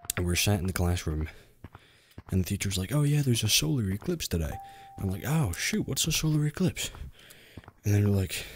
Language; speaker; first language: English; native; English